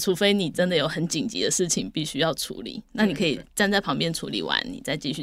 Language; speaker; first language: Chinese; native; Chinese